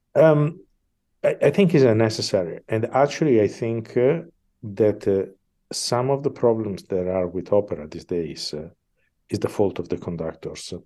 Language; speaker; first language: English; non-native, fluent; Italian